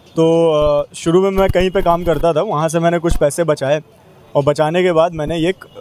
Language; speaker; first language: Hindi; native; Hindi